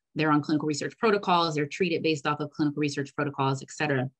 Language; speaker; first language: English; native; English